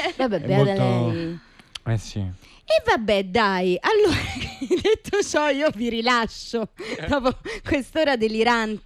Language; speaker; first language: Italian; native; Italian